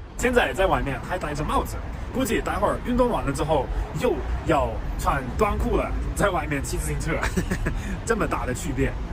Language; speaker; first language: Chinese; non-native, fluent; German